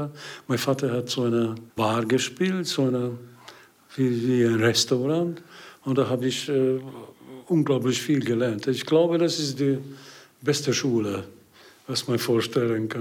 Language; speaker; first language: German; non-native, learner; Hungarian